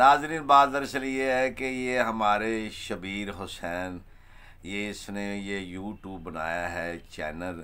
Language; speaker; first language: Urdu; non-native, local second language; Punjabi